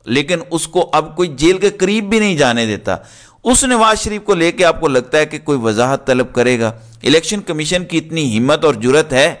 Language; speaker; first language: Urdu; native; Urdu